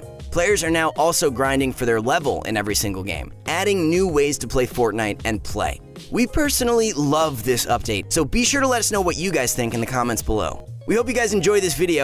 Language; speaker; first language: English; native; English